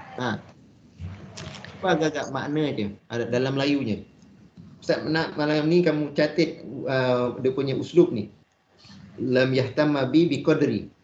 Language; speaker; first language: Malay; native; Malay